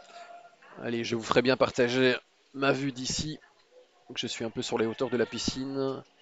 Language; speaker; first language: French; native; French